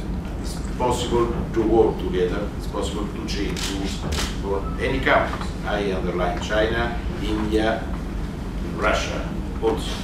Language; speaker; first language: English; non-native, learner; Italian